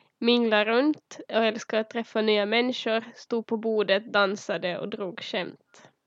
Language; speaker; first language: Swedish; early bilingual, other home language; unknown